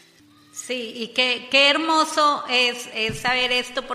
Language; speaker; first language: Spanish; native; Spanish